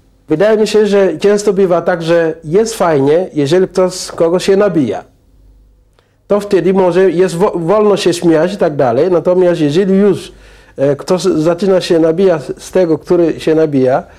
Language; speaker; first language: Polish; non-native, fluent; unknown